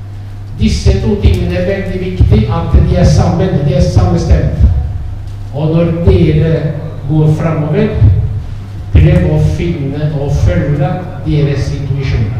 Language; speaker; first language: Norwegian; non-native, fluent; Italian